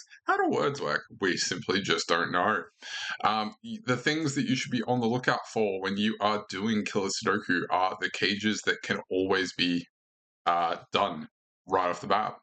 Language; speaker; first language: English; native; English